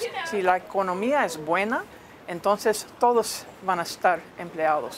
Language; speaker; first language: Spanish; non-native, fluent; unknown